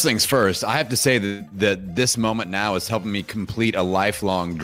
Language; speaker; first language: English; native; English